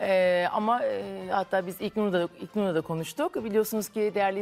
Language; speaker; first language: Turkish; native; Turkish